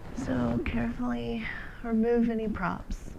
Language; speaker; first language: English; native; English